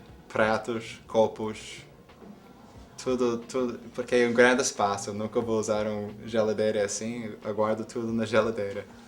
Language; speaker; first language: Portuguese; non-native, fluent; English